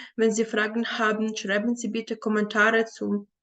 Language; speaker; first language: German; non-native, fluent; Ukrainian